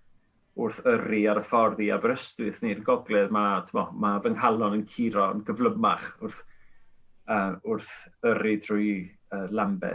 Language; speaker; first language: Welsh; non-native, fluent; Spanish